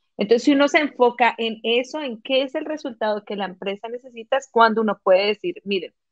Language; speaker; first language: Spanish; native; Spanish